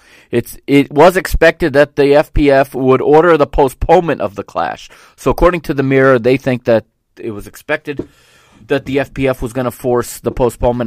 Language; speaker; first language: English; native; English